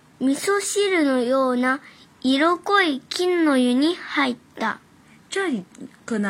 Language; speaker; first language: Japanese; early bilingual, other home language; Chinese